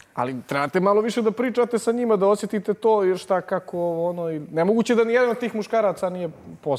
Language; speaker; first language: Serbian; native; Serbian